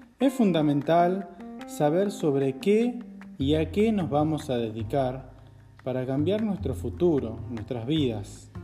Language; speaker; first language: Spanish; native; Spanish